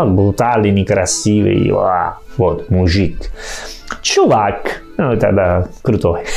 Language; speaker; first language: Russian; non-native, fluent; Italian